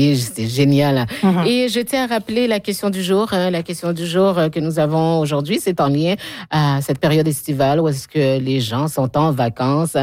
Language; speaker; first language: French; native; French